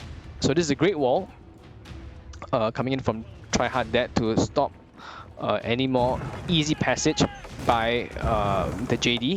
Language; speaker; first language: English; native; English